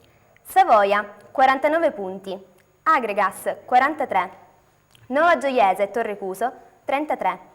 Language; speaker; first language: Italian; native; Italian